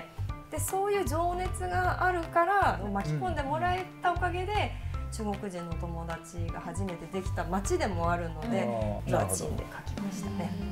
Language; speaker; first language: Japanese; native; Japanese